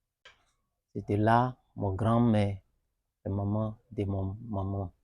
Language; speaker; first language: French; non-native, learner; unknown